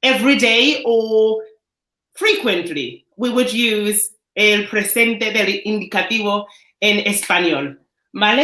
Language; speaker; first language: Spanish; non-native, fluent; English